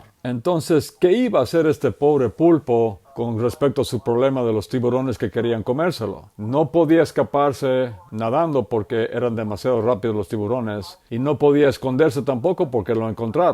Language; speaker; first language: Spanish; native; Spanish